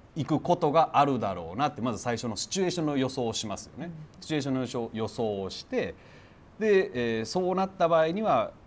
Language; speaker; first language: Japanese; native; Japanese